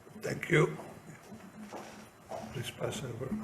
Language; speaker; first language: English; non-native, fluent; German